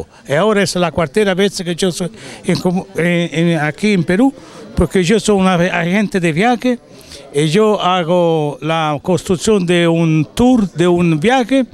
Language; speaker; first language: Spanish; non-native, learner; Italian